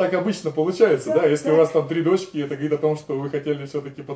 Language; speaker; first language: Russian; native; Russian